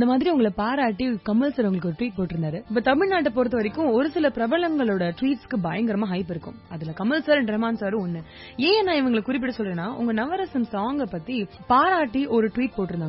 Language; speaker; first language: Tamil; native; Tamil